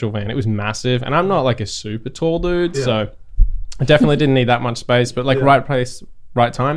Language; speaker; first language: English; native; English